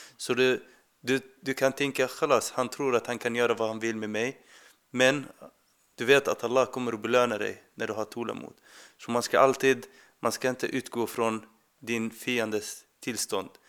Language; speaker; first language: Swedish; non-native, fluent; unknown